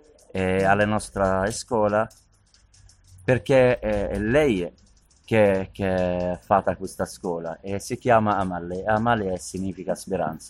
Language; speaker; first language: Italian; non-native, learner; Arabic